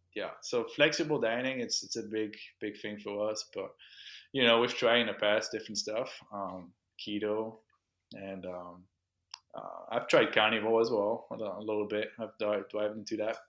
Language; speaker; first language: English; non-native, local second language; French